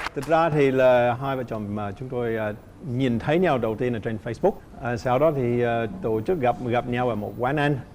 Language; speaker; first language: Vietnamese; non-native, fluent; English